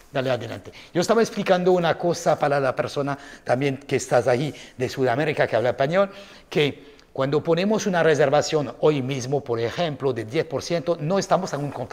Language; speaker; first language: Spanish; non-native, learner; French